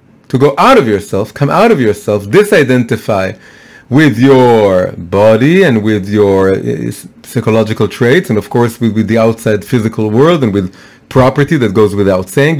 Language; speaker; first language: English; non-native, fluent; Hebrew